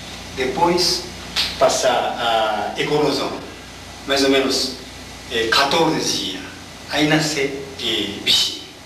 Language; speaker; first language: Portuguese; non-native, learner; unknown